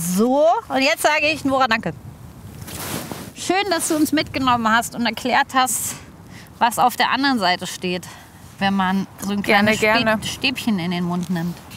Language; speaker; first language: German; native; German